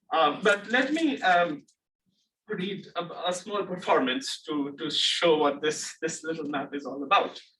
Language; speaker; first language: English; non-native, local second language; Bangla